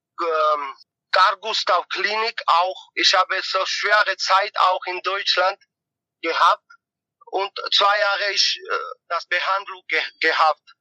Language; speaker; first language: German; non-native, learner; Georgian